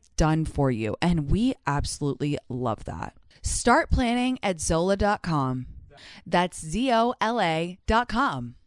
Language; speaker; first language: English; native; English